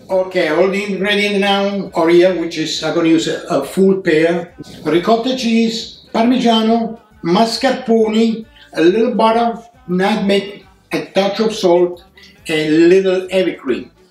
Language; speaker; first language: English; non-native, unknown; Italian